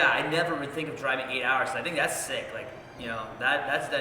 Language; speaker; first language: English; native; English